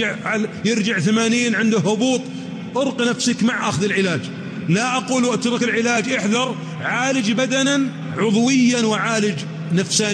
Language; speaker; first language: Arabic; native; Arabic